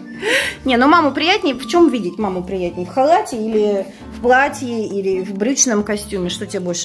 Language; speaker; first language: Russian; native; Russian